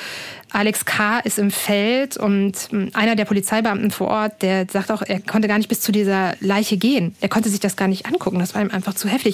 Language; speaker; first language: German; native; German